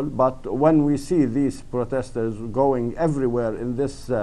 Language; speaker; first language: English; non-native, fluent; Arabic